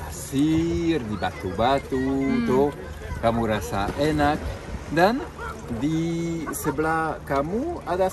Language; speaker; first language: Indonesian; non-native, fluent; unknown